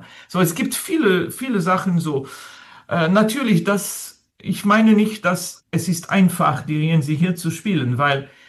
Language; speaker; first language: German; non-native, fluent; French